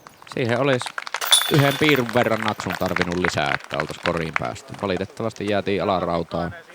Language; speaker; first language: Finnish; native; Finnish